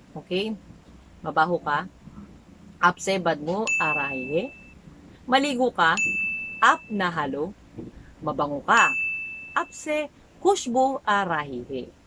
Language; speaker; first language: Filipino; native; Filipino